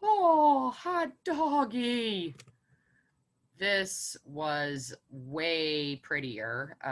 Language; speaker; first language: English; native; English